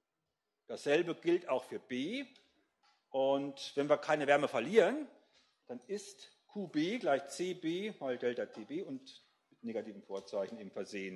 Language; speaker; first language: German; native; German